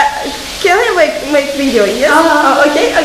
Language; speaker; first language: English; non-native, learner; Russian